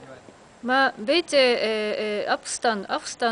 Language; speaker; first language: Dutch; non-native, learner; German